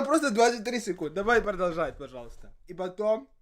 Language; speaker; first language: Russian; non-native, fluent; English